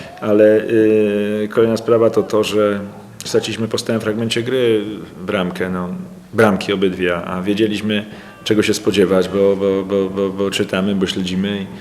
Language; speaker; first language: Polish; native; Polish